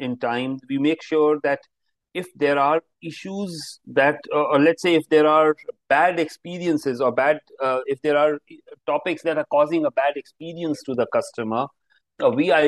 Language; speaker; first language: English; non-native, local second language; Hindi